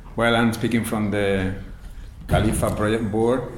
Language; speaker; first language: English; non-native, fluent; Spanish